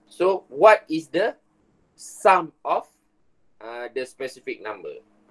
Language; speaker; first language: English; non-native, local second language; Malay